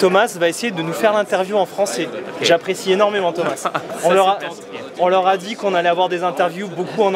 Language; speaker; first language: French; native; French